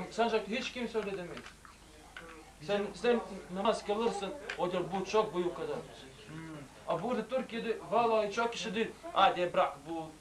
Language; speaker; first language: Turkish; non-native, learner; Bosnian